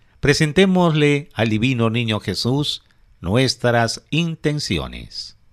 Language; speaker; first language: Spanish; native; Spanish